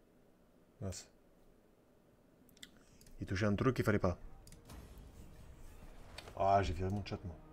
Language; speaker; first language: French; native; French